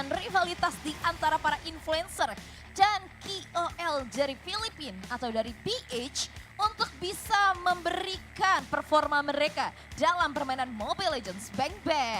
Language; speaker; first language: Indonesian; native; Indonesian